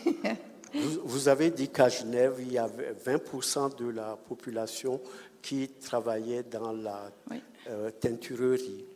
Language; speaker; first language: French; non-native, local second language; Ewe